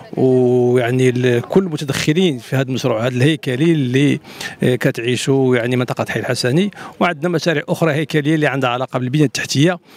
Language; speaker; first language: Arabic; native; Arabic